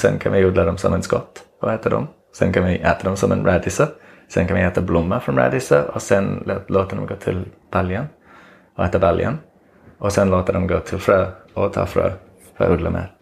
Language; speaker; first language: Swedish; non-native, fluent; English